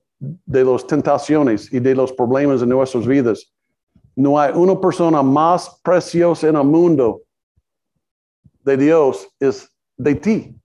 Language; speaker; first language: Spanish; non-native, learner; English